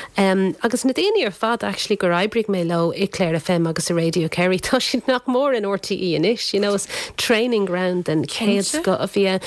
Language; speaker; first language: Irish; non-native, local second language; English